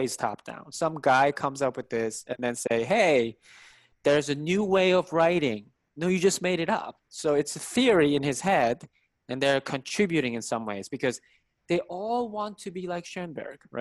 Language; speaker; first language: English; non-native, fluent; Korean